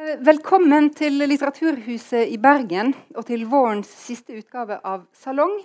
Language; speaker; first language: Norwegian; native; Norwegian